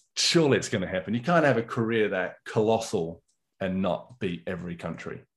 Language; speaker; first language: English; native; English